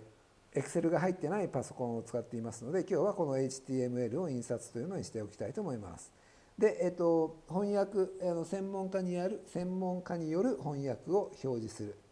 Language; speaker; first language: Japanese; native; Japanese